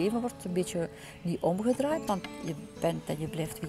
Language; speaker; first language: Dutch; native; Dutch